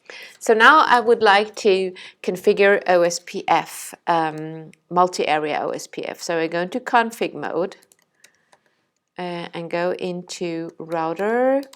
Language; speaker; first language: English; non-native, fluent; Danish